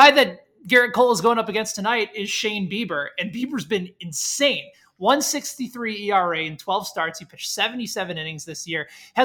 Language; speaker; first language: English; native; English